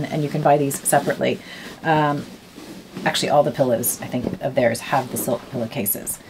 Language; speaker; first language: English; native; English